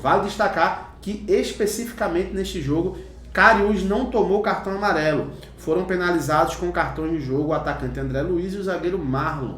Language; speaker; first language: Portuguese; native; Portuguese